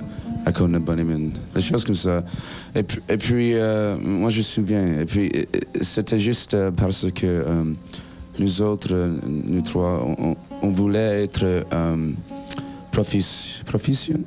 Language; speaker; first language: French; non-native, learner; English